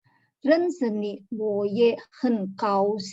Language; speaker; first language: Chinese; non-native, learner; Indonesian